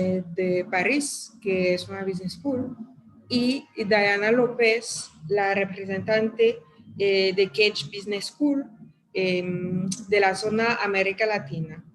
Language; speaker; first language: Spanish; non-native, fluent; French